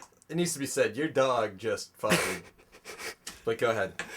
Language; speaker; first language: English; native; English